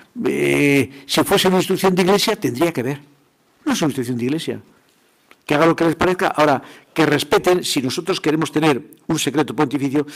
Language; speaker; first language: Spanish; native; Spanish